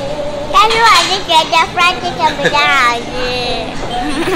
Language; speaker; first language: Chinese; early bilingual, heritage; Chinese